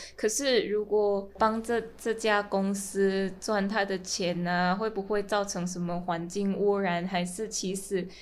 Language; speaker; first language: Chinese; non-native, fluent; Min Nan Chinese